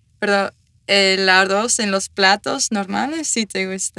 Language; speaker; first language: Spanish; non-native, fluent; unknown